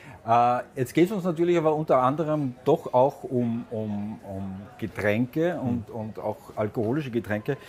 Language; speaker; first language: German; native; German